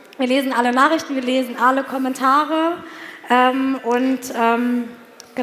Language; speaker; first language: German; native; German